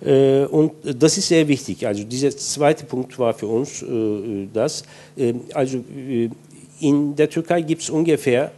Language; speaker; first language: German; non-native, fluent; Turkish